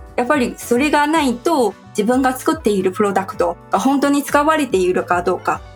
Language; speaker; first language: Japanese; non-native, fluent; Chinese